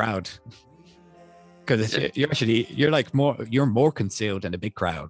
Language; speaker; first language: English; native; English